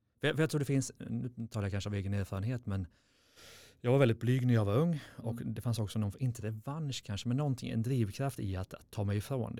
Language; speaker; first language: Swedish; native; Swedish